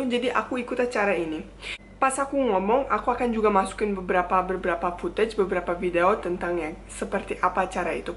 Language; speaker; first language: Indonesian; non-native, fluent; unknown